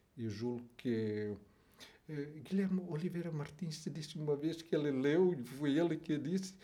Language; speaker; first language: Portuguese; non-native, fluent; Tetum